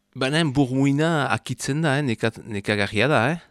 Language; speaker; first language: Basque; native; Basque